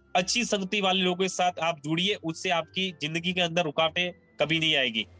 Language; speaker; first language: Hindi; native; Hindi